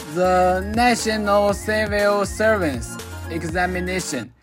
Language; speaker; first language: English; non-native, fluent; Chinese